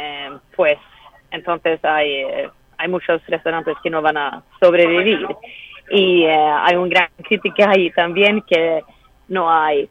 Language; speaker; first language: Spanish; non-native, fluent; Swedish